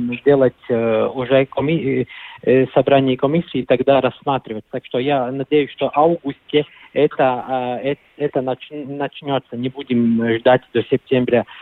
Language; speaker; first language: Russian; non-native, local second language; Latvian